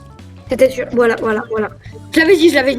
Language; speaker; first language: French; native; French